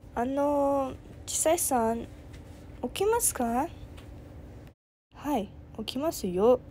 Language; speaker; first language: Japanese; non-native, learner; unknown